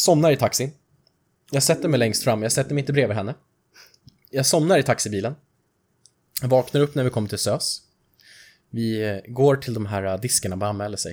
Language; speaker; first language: Swedish; native; Swedish